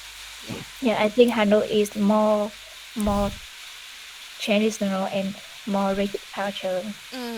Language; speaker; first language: English; non-native, learner; Vietnamese